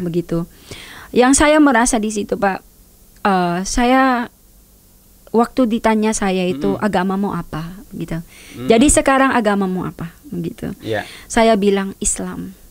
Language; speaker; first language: Indonesian; non-native, learner; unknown